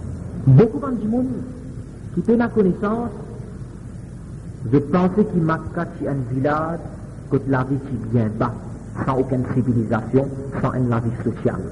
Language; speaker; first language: French; non-native, local second language; Morisyen